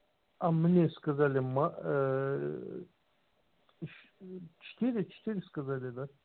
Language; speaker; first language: Russian; non-native, learner; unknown